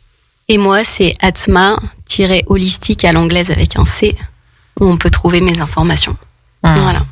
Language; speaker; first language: French; native; French